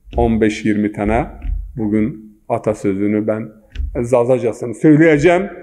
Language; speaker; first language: Turkish; non-native, local second language; Zaza